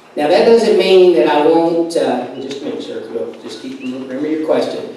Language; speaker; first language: English; native; English